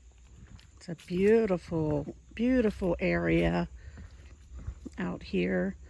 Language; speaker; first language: English; native; English